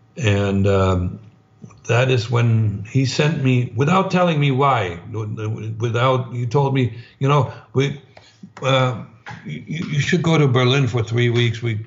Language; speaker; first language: English; non-native, fluent; German